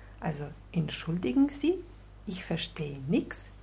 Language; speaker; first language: German; non-native, fluent; Russian